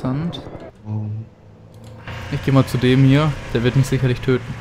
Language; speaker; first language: German; native; German